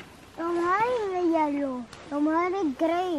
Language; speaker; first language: Swedish; early bilingual, other home language; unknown